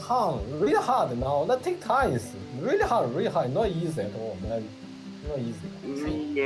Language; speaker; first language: English; non-native, learner; Vietnamese